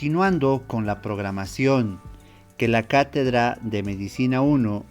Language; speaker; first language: Spanish; native; Spanish